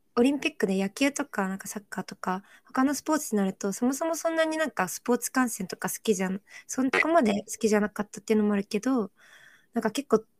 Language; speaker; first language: Japanese; early bilingual, other home language; Korean